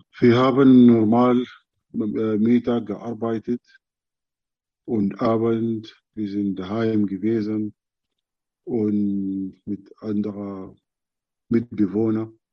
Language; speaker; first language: German; non-native, learner; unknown